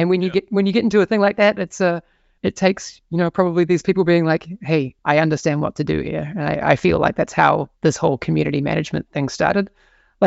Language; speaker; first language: English; native; English